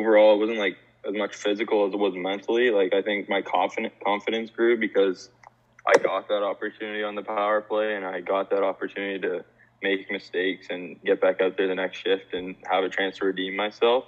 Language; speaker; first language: English; native; English